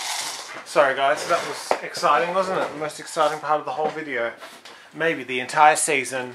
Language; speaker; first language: English; native; English